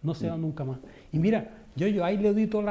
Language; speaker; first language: Spanish; native; Spanish